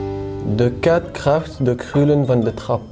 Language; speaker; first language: Dutch; non-native, learner; French